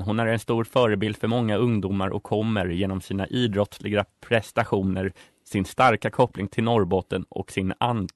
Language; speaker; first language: Swedish; native; Swedish